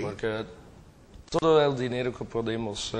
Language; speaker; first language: Spanish; non-native, learner; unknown